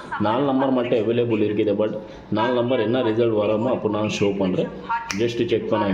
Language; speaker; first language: Tamil; non-native, learner; Kannada